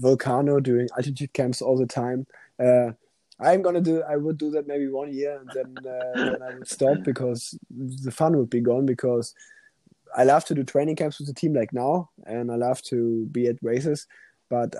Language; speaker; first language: English; non-native, fluent; German